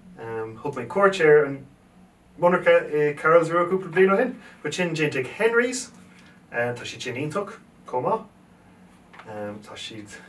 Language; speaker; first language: Irish; native; Irish